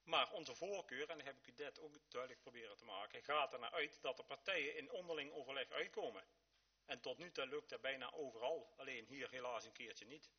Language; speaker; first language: Dutch; native; Dutch